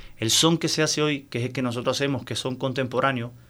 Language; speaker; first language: Spanish; native; Spanish